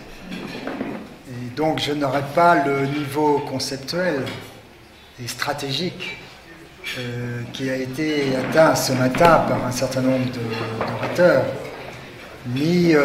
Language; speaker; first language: French; native; French